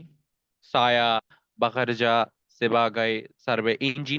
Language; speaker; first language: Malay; non-native, learner; Bangla